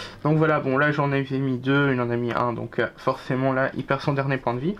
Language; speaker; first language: French; native; French